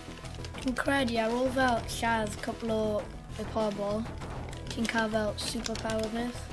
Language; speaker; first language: Welsh; non-native, local second language; English